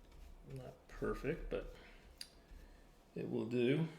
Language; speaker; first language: English; native; English